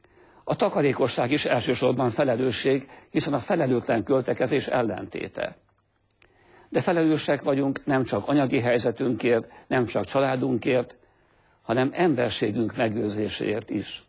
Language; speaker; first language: Hungarian; native; Hungarian